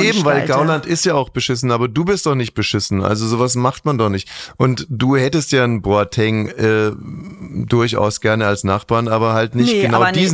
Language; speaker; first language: German; native; German